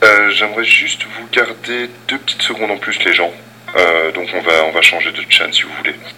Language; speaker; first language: French; native; French